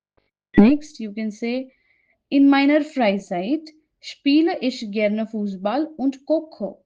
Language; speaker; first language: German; non-native, fluent; Hindi